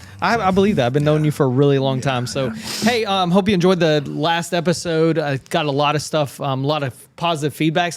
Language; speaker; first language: English; native; English